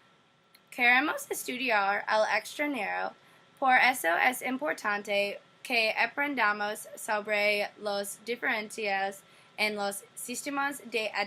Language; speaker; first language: Spanish; non-native, learner; English